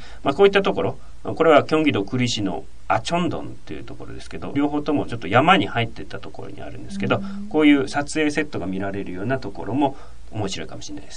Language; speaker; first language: Japanese; native; Japanese